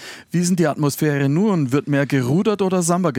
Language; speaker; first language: German; native; German